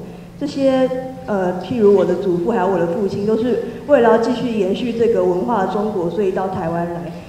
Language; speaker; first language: Chinese; native; Chinese